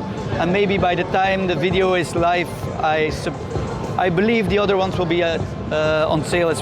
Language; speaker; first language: English; non-native, fluent; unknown